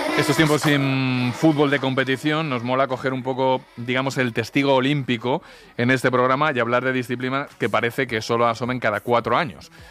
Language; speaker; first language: Spanish; native; Spanish